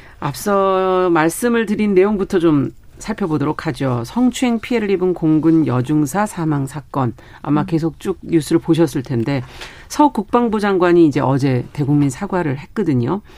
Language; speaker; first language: Korean; native; Korean